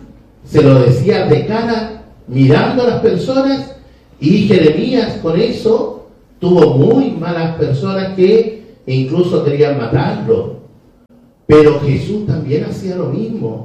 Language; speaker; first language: Spanish; native; Spanish